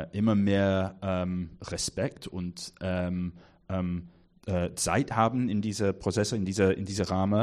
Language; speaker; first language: German; non-native, learner; English